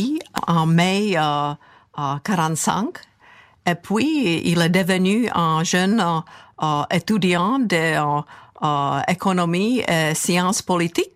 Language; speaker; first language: French; non-native, fluent; Czech